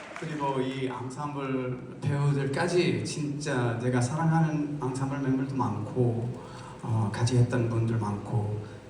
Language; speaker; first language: Korean; non-native, fluent; English